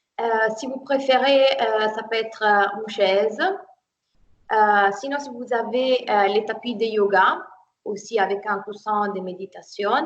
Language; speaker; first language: French; non-native, fluent; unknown